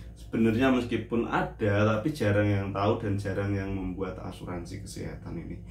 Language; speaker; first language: Indonesian; native; Indonesian